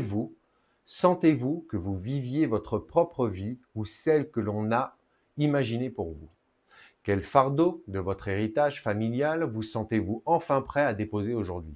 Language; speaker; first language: French; native; French